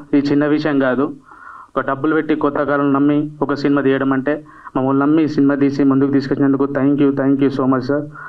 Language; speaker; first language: Telugu; native; Telugu